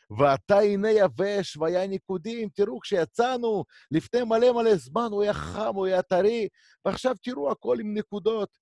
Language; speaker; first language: Hebrew; native; Hebrew